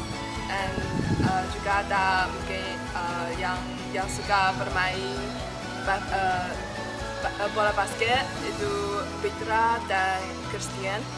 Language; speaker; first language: Indonesian; non-native, learner; Chinese